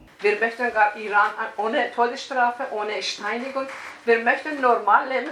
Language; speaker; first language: German; non-native, fluent; Persian